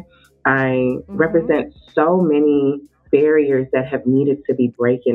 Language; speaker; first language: English; native; English